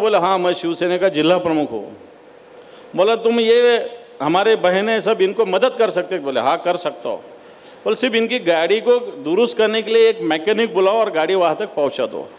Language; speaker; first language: Hindi; non-native, local second language; Marathi